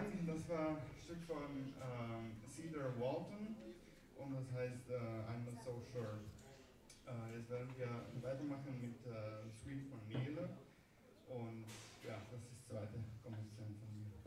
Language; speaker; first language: German; non-native, fluent; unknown